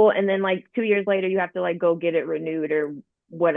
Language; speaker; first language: English; native; English